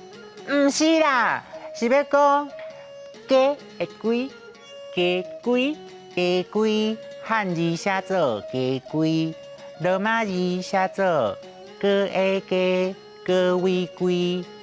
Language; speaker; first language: Chinese; native; Chinese